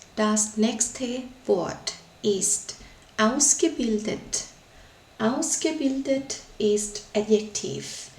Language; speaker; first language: German; non-native, learner; Thai